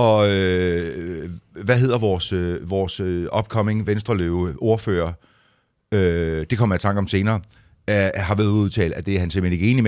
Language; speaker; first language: Danish; native; Danish